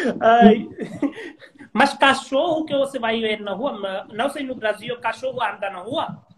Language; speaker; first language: Portuguese; non-native, learner; Hindi